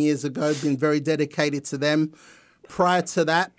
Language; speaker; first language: English; native; English